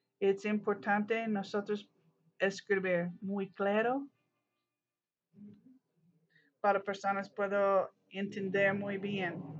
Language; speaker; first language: Spanish; non-native, learner; English